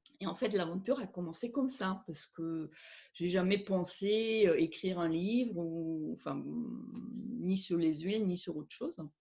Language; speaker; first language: French; non-native, fluent; German